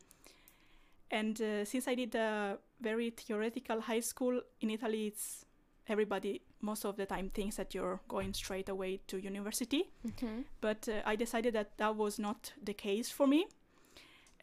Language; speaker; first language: English; non-native, fluent; Italian